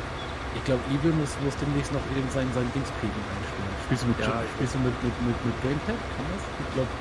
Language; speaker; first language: German; native; German